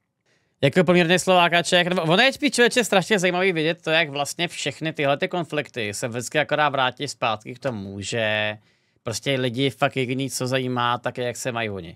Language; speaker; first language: Czech; native; Czech